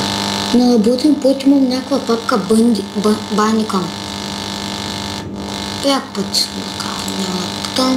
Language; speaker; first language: Bulgarian; native; Bulgarian